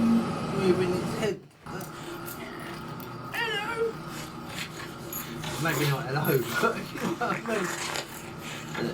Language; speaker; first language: English; native; English